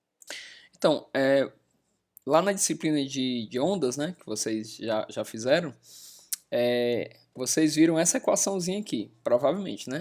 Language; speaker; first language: Portuguese; native; Portuguese